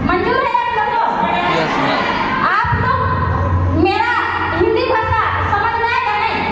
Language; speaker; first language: Hindi; non-native, local second language; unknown